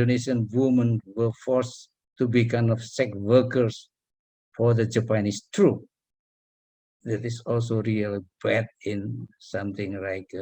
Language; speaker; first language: English; non-native, learner; Indonesian